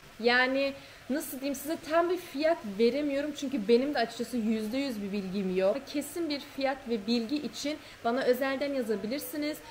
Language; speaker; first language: Turkish; early bilingual, heritage; Turkish